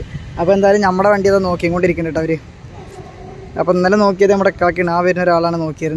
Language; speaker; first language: Malayalam; native; Malayalam